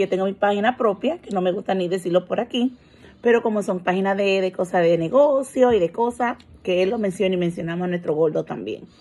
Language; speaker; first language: Spanish; early bilingual, heritage; Spanish